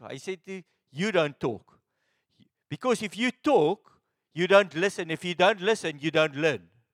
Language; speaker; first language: English; non-native, local second language; Afrikaans